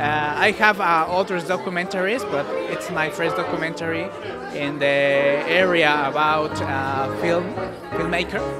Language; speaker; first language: English; non-native, learner; Spanish